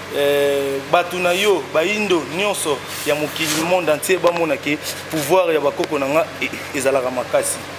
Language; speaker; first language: Lingala; non-native, local second language; Kongo